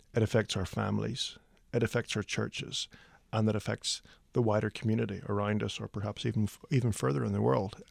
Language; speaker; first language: English; native; English